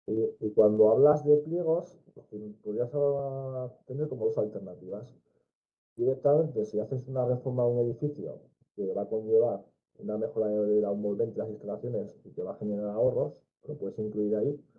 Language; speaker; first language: Spanish; native; Spanish